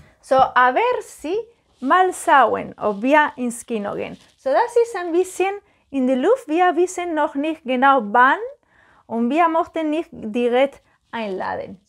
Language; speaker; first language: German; non-native, learner; Spanish